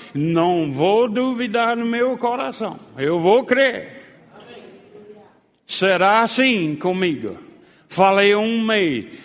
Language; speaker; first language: Portuguese; non-native, fluent; English